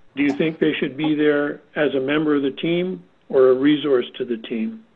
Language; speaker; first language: English; native; English